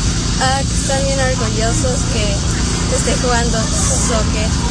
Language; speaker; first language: Spanish; early bilingual, heritage; Spanish